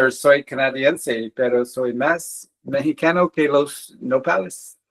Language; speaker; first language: Spanish; non-native, learner; English